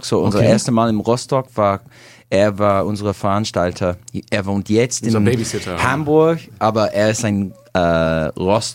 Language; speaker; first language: German; non-native, learner; English